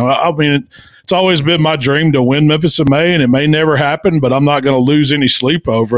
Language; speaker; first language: English; native; English